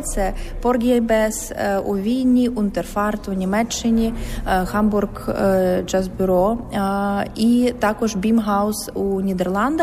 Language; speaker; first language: Ukrainian; native; Ukrainian